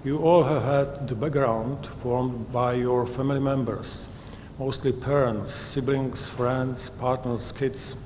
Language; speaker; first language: English; non-native, fluent; Czech